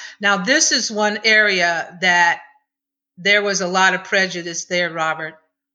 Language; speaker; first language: English; native; English